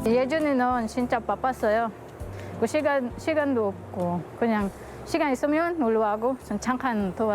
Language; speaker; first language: Korean; non-native, learner; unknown